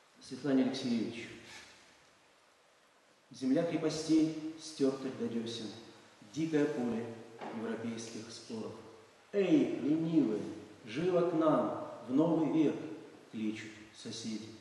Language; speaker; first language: Russian; native; Russian